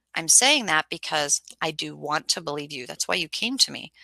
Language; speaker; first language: English; native; English